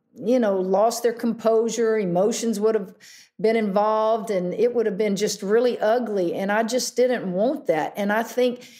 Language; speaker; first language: English; native; English